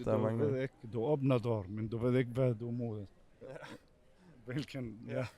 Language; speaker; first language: Danish; non-native, fluent; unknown